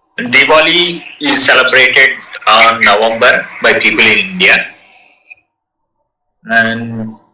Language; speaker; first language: English; non-native, learner; Telugu